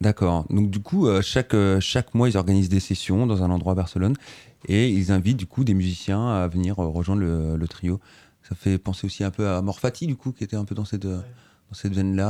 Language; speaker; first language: French; native; French